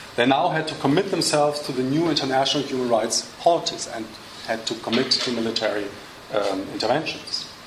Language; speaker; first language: English; non-native, fluent; German